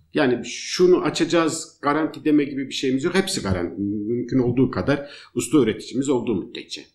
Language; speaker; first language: Turkish; native; Turkish